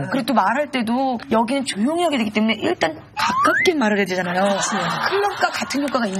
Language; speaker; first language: Korean; native; Korean